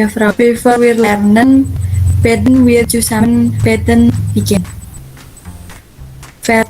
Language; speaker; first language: German; non-native, learner; Indonesian